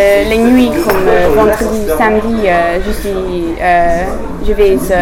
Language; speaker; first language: French; non-native, learner; English